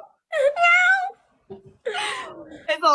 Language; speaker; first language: English; non-native, learner; Thai